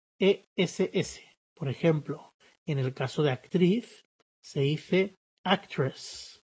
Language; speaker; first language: Spanish; early bilingual, other home language; English